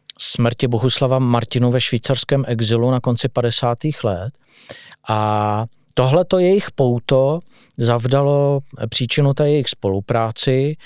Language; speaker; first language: Czech; native; Czech